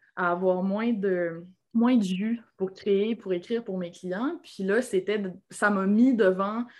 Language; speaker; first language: French; native; French